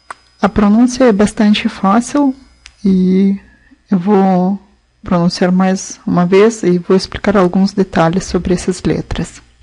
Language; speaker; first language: Portuguese; non-native, fluent; Russian